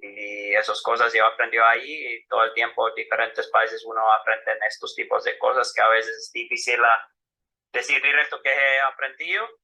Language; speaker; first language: Spanish; non-native, fluent; Finnish